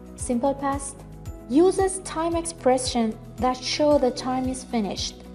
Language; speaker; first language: English; non-native, fluent; Persian